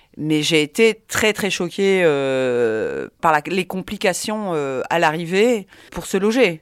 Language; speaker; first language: French; native; French